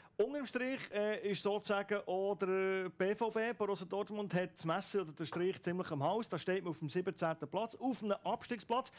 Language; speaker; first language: German; native; German